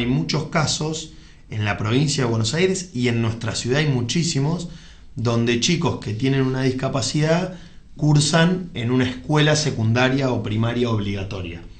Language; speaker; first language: Spanish; native; Spanish